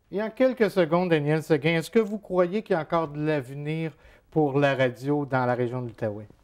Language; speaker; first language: French; native; French